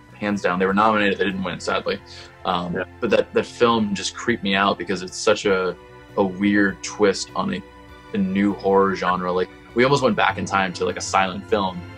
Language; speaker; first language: English; native; English